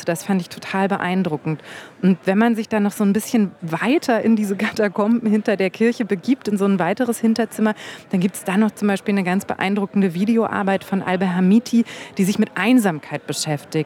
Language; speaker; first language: German; native; German